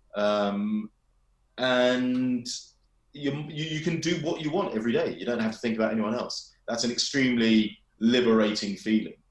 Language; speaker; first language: English; native; English